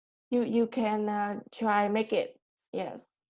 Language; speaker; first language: English; non-native, learner; Vietnamese